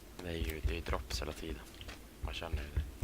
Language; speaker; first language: Swedish; native; Swedish